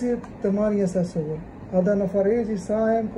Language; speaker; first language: Arabic; non-native, learner; Urdu